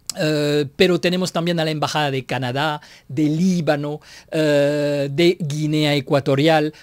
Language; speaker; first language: Spanish; non-native, fluent; French